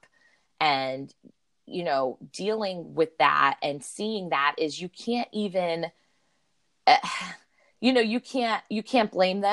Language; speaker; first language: English; native; English